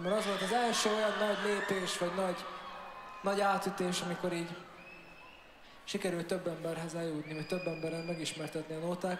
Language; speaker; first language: Hungarian; native; Hungarian